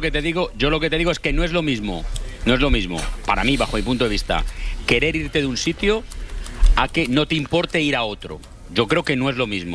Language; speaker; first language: Spanish; native; Spanish